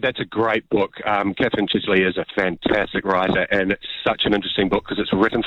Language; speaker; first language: English; native; English